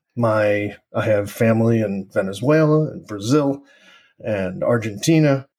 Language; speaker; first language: English; native; English